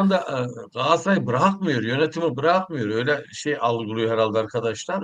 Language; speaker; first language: Turkish; native; Turkish